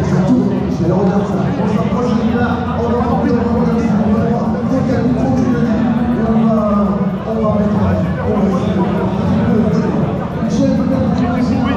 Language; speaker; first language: French; native; French